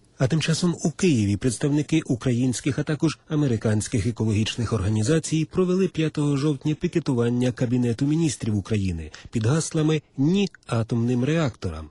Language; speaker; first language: Ukrainian; native; Ukrainian